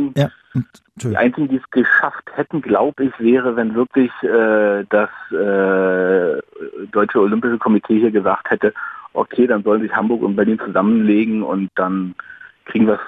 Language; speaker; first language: German; native; German